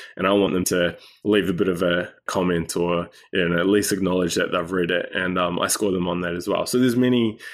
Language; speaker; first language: English; native; English